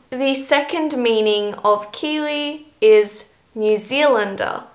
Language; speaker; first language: English; native; English